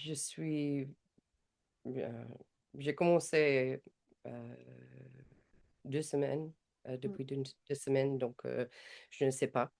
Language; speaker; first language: French; non-native, learner; English